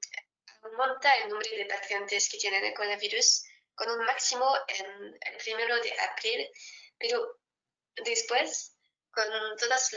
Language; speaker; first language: Spanish; non-native, fluent; French